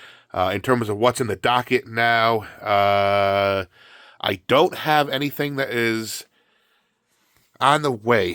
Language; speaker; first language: English; native; English